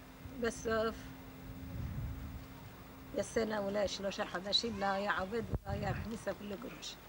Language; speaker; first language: Hebrew; non-native, fluent; Arabic